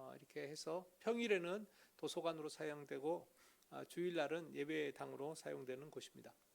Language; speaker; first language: Korean; native; Korean